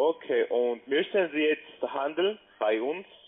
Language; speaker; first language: German; non-native, learner; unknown